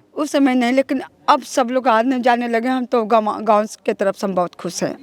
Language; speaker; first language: Hindi; native; Hindi